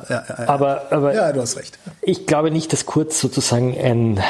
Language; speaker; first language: German; native; German